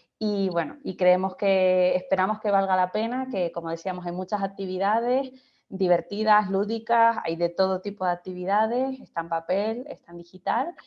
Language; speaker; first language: Spanish; native; Spanish